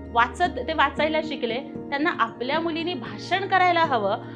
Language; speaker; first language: Marathi; non-native, local second language; Telugu